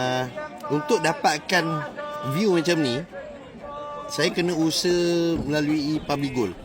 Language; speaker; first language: Malay; native; Malay